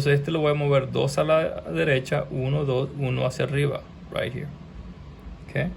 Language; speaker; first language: Spanish; early bilingual, heritage; Spanish